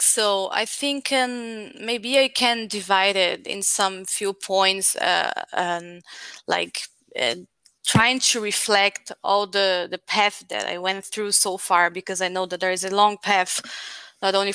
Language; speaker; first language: English; non-native, fluent; Portuguese